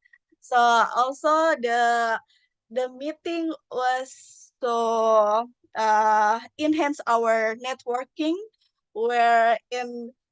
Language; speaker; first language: English; non-native, learner; Indonesian